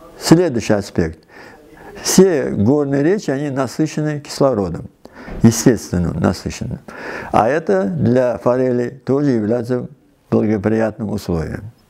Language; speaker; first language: Russian; non-native, local second language; Uzbek